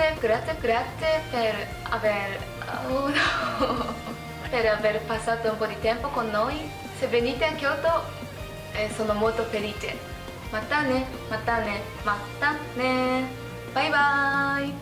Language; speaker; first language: Italian; non-native, learner; Japanese